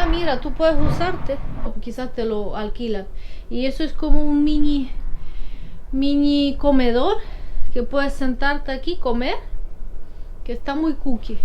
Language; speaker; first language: Spanish; non-native, fluent; Russian